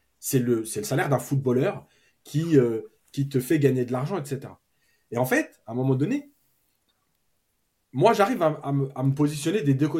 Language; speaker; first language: French; native; French